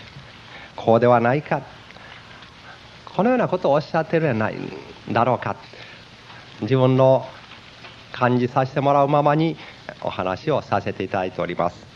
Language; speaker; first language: Japanese; native; Japanese